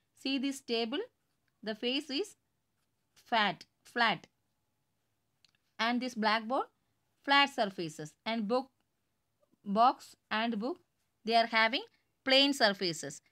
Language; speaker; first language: English; non-native, local second language; Tamil